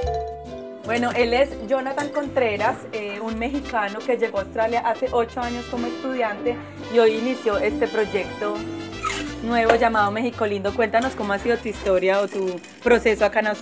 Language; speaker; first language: Spanish; native; Spanish